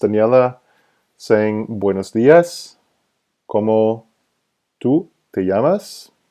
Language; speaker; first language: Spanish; non-native, fluent; English